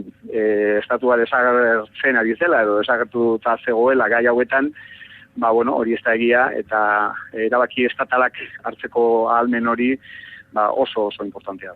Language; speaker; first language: Basque; native; Basque